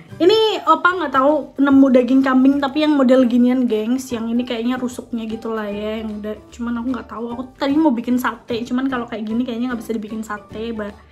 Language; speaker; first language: Indonesian; native; Indonesian